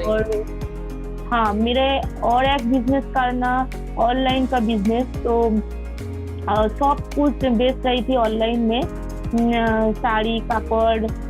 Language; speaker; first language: Hindi; non-native, local second language; Bangla